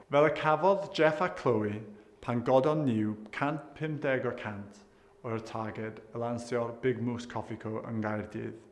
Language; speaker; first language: Welsh; non-native, local second language; English